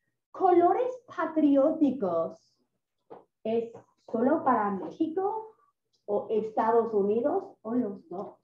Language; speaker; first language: Spanish; non-native, fluent; English